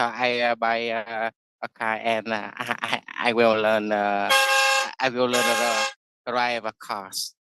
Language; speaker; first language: English; non-native, learner; Vietnamese